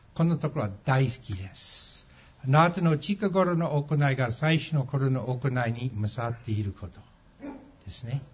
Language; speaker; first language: Japanese; non-native, fluent; English